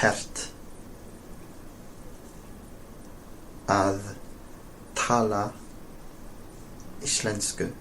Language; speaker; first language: Icelandic; non-native, learner; English